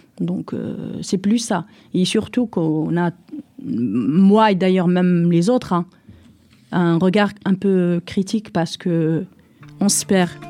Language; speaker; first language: French; non-native, local second language; Arabic